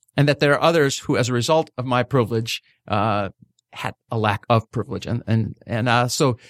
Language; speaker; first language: English; native; English